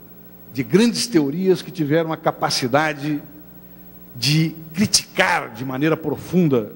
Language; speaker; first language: Portuguese; native; Portuguese